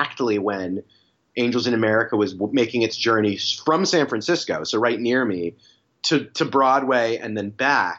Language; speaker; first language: English; native; English